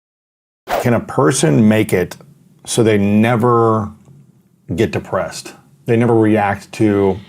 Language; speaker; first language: English; native; English